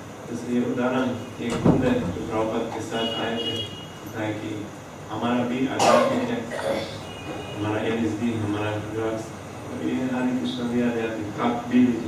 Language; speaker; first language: Hindi; non-native, fluent; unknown